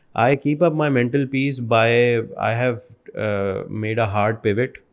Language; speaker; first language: English; non-native, local second language; Urdu